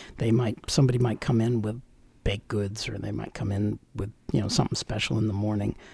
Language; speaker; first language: English; native; English